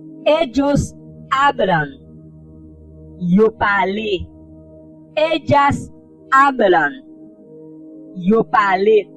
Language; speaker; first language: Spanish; non-native, fluent; Haitian Creole